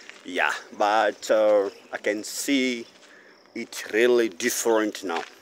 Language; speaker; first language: English; non-native, learner; Portuguese